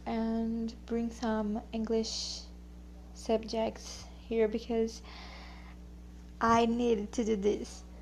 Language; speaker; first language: English; non-native, learner; Portuguese